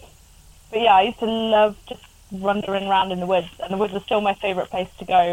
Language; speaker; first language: English; native; English